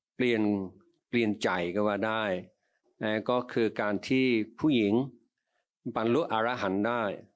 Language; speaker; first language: Thai; non-native, fluent; English